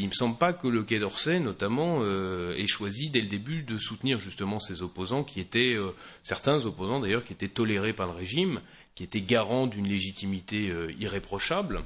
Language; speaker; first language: French; native; French